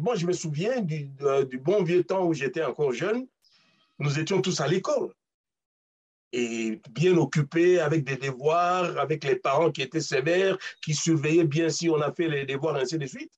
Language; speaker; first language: French; non-native, local second language; Luba-Lulua